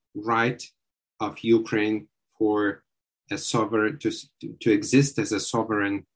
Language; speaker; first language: English; non-native, fluent; Lithuanian